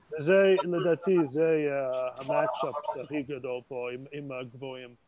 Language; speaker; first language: Hebrew; non-native, fluent; English